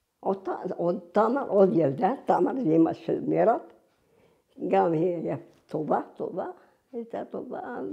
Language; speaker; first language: Hebrew; non-native, fluent; Arabic